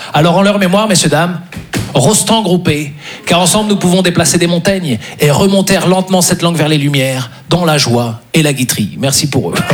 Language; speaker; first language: French; native; French